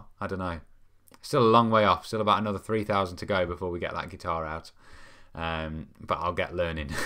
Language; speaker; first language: English; native; English